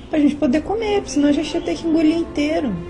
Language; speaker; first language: Portuguese; native; Portuguese